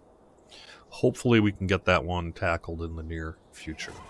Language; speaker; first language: English; native; English